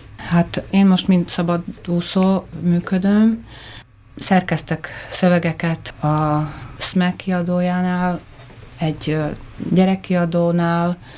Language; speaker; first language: Hungarian; native; Hungarian